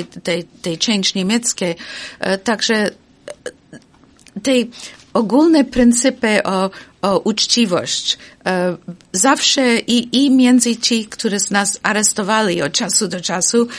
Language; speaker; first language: Polish; non-native, fluent; English